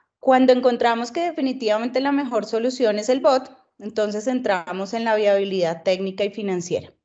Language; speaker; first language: Spanish; native; Spanish